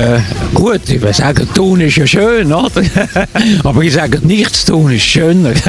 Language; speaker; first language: German; native; German